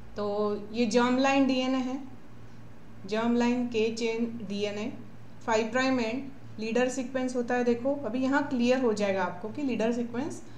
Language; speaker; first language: Hindi; non-native, local second language; Marathi